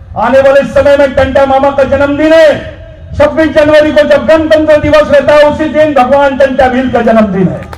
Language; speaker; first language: Hindi; non-native, local second language; Marathi